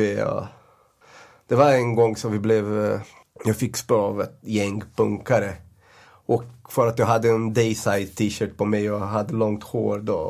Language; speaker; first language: Swedish; non-native, fluent; Portuguese